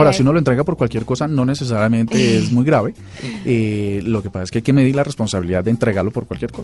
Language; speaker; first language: Spanish; native; Spanish